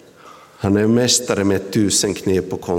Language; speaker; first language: Swedish; non-native, local second language; Finnish